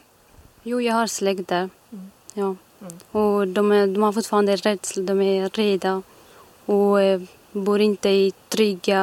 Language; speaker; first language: Swedish; non-native, learner; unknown